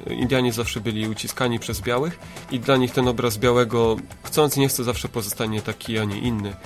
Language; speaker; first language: Polish; native; Polish